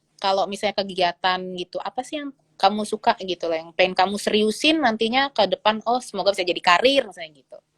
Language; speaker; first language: Indonesian; native; Indonesian